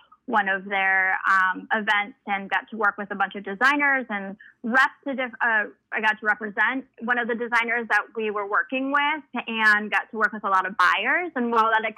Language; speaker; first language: English; early bilingual, other home language; Spanish